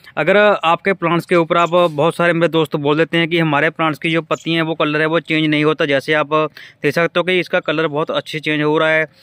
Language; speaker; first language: Hindi; non-native, local second language; Punjabi